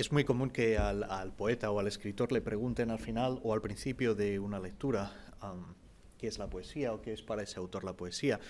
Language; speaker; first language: Spanish; native; Spanish